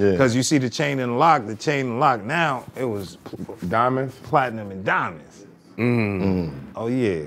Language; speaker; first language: English; native; English